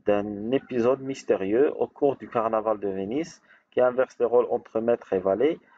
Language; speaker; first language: French; non-native, local second language; Arabic